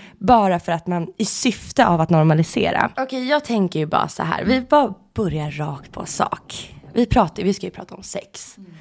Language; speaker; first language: Swedish; native; Swedish